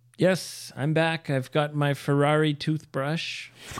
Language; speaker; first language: English; native; English